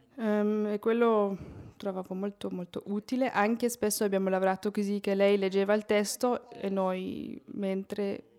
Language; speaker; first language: Italian; native; Italian